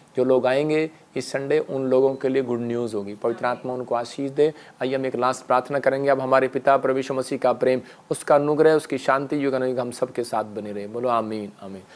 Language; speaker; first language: Hindi; non-native, local second language; Punjabi